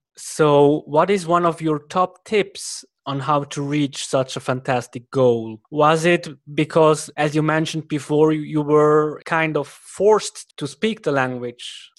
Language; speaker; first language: English; non-native, fluent; German